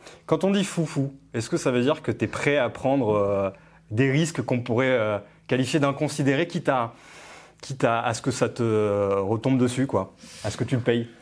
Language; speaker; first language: French; native; French